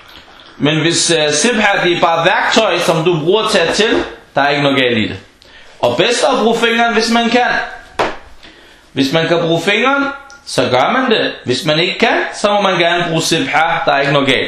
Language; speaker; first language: Danish; non-native, fluent; Arabic